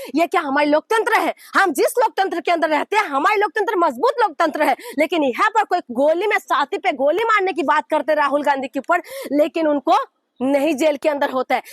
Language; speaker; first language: Hindi; non-native, local second language; Assamese